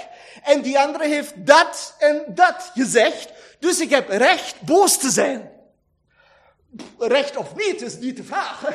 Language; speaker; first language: Dutch; non-native, fluent; German